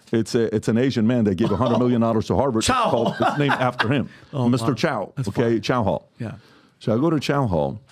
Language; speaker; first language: English; non-native, fluent; Persian